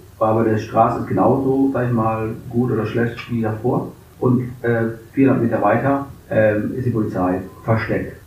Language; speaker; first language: German; early bilingual, other home language; English